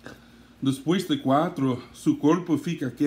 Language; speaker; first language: Portuguese; non-native, learner; English